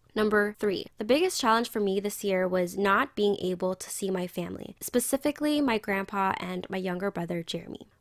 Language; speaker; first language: English; native; English